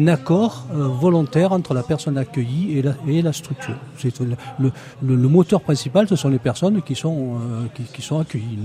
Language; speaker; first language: French; native; French